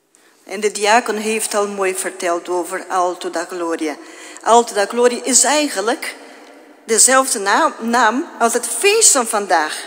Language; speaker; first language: Dutch; non-native, fluent; Portuguese